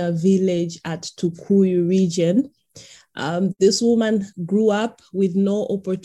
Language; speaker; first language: English; non-native, local second language; Swahili